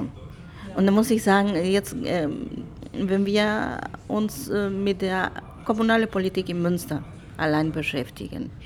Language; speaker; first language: German; non-native, fluent; Spanish